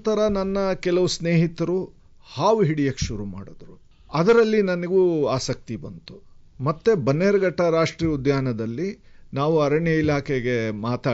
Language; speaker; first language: Kannada; native; Kannada